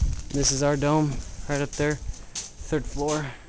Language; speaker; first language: English; native; English